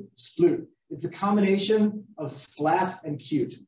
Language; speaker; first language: English; native; English